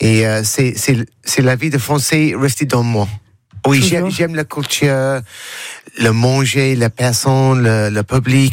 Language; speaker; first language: French; non-native, learner; English